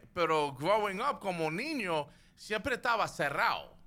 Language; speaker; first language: Spanish; early bilingual, heritage; Spanish